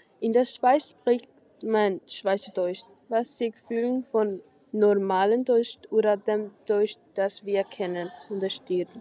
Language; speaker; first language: German; non-native, learner; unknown